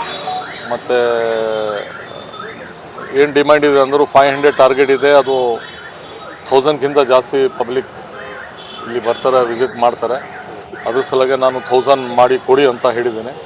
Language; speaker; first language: Kannada; non-native, local second language; Urdu